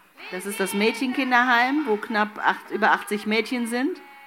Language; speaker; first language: German; early bilingual, other home language; Tamil